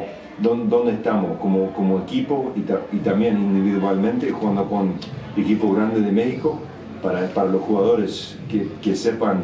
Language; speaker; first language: Spanish; early bilingual, heritage; English